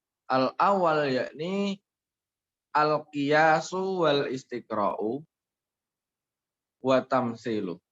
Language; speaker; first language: Arabic; non-native, learner; Indonesian